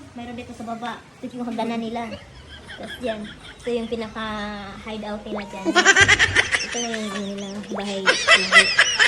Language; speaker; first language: Filipino; non-native, local second language; Cebuano